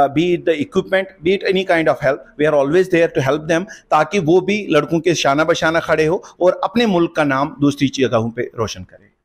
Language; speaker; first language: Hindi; non-native, local second language; Kashmiri